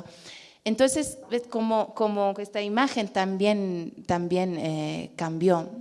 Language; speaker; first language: Spanish; non-native, fluent; Persian